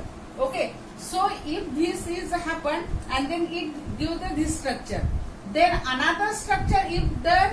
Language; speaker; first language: English; non-native, local second language; Marathi